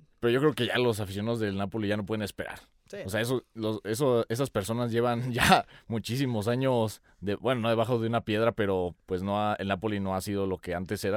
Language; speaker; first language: Spanish; native; Spanish